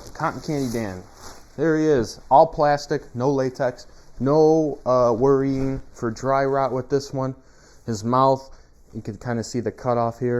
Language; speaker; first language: English; native; English